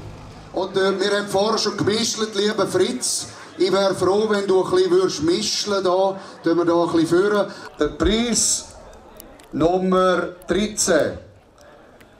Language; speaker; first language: German; native; German